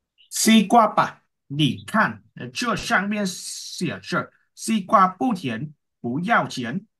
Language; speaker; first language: Chinese; non-native, learner; Vietnamese